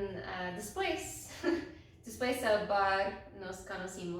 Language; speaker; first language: Spanish; non-native, learner; English